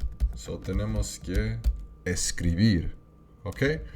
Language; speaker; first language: Spanish; non-native, learner; English